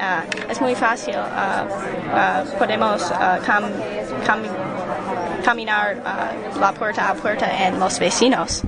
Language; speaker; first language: Spanish; non-native, learner; English